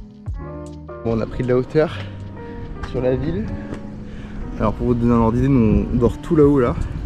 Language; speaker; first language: French; native; French